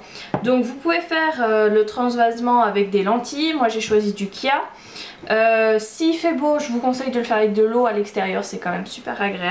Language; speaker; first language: French; native; French